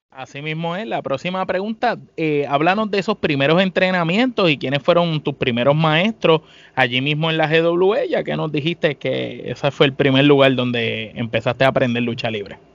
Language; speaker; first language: Spanish; native; Spanish